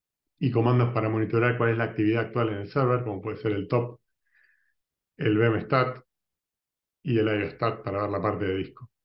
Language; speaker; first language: Spanish; native; Spanish